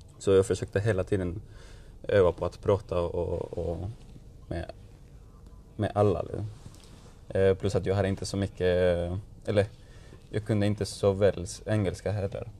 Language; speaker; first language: Swedish; non-native, learner; Spanish